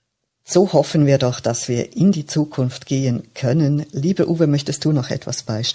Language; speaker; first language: German; native; German